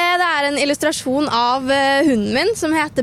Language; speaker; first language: Norwegian; native; Norwegian